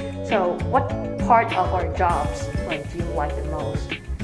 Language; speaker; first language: English; native; English